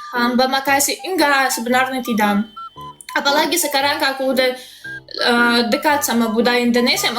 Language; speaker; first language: Indonesian; non-native, fluent; Russian